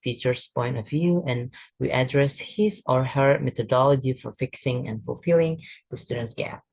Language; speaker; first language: English; non-native, fluent; Indonesian